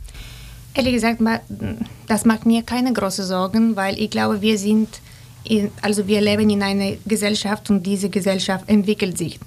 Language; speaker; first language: German; non-native, fluent; Bulgarian